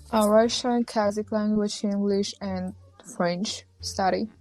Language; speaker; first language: English; non-native, learner; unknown